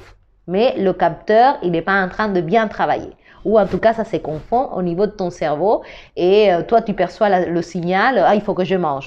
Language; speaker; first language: French; non-native, fluent; Spanish